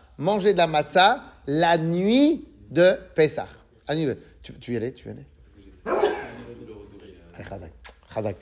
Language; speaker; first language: French; native; French